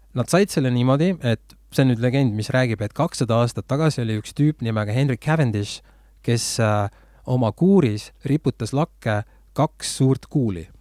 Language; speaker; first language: Estonian; native; Estonian